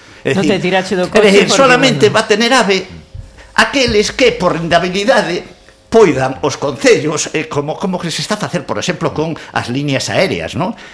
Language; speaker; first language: Galician; non-native, local second language; Spanish